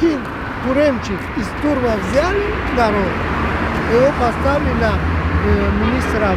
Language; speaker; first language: Russian; non-native, local second language; Tajik